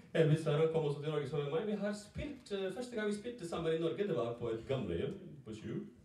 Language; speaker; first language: Norwegian; early bilingual, other home language; Serbian